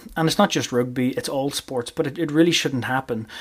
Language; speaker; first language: English; native; English